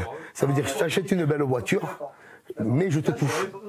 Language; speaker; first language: French; native; French